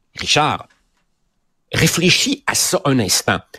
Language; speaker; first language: French; native; French